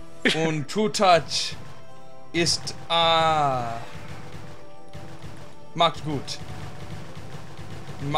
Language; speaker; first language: German; non-native, learner; English